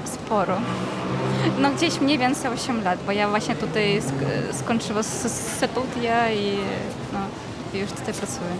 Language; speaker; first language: Polish; non-native, fluent; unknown